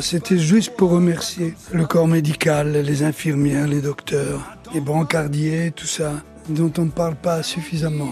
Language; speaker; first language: French; early bilingual, other home language; Italian